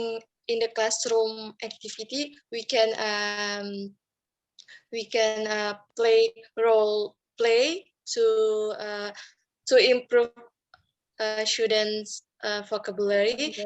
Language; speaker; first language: English; non-native, fluent; Indonesian